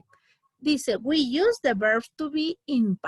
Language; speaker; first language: English; non-native, learner; Spanish